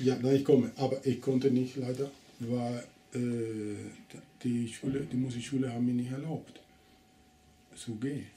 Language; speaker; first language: German; non-native, learner; Spanish